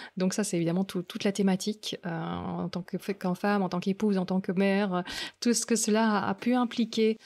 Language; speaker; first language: French; native; French